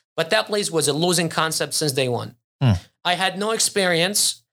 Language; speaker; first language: English; early bilingual, other home language; Arabic